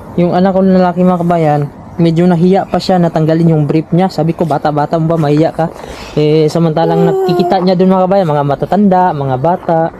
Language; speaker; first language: Filipino; non-native, local second language; Cebuano